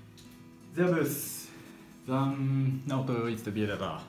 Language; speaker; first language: German; non-native, learner; Japanese